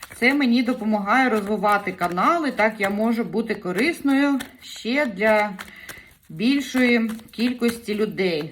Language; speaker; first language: Ukrainian; non-native, local second language; Russian